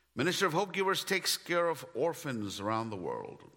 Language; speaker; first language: English; non-native, local second language; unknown